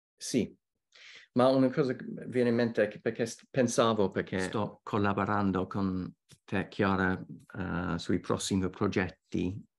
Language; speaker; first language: Italian; non-native, fluent; English